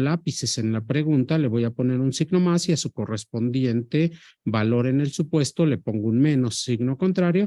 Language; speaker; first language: Spanish; native; Spanish